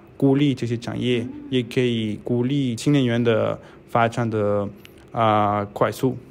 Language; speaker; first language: Chinese; non-native, fluent; Spanish